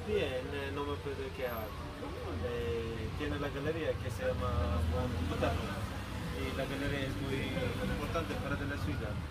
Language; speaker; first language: Spanish; non-native, learner; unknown